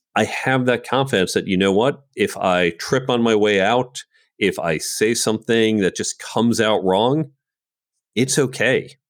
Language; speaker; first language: English; native; English